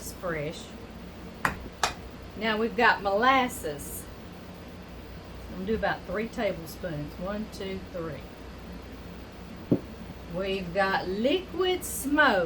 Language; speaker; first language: English; native; English